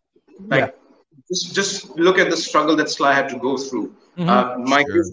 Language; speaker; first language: English; non-native, local second language; Hindi